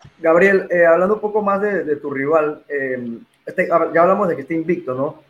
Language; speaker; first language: Spanish; native; Spanish